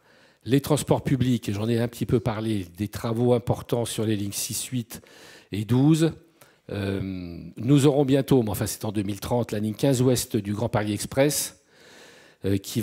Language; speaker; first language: French; native; French